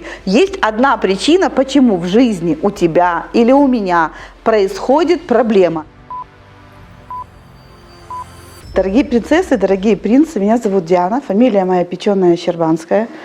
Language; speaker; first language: Russian; native; Russian